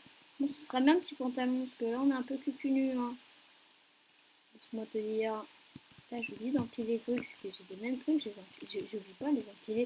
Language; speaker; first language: French; native; French